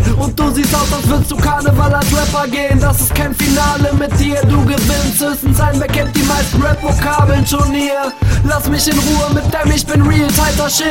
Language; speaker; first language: German; native; German